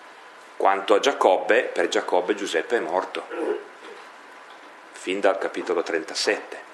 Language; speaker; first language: Italian; native; Italian